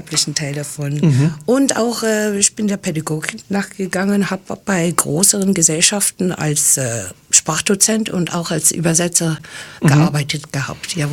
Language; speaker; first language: German; early bilingual, other home language; English